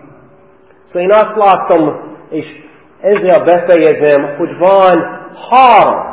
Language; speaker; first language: Hungarian; non-native, fluent; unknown